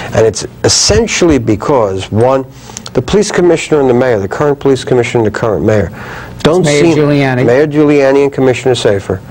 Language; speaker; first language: English; native; English